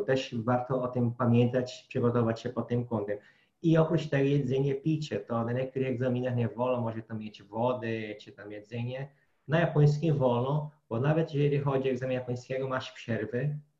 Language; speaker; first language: Polish; non-native, fluent; Portuguese